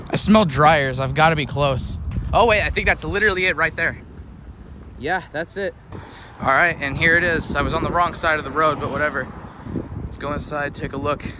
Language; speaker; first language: English; native; English